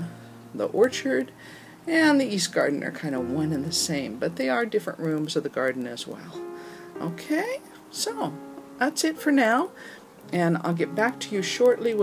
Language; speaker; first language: English; native; English